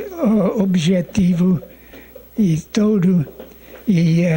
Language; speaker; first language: Portuguese; non-native, fluent; English